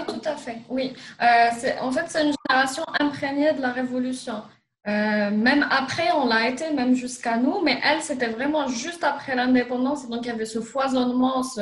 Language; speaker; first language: French; non-native, local second language; Arabic